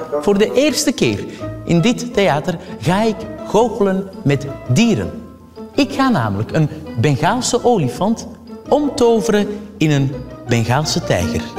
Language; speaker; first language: Dutch; native; Dutch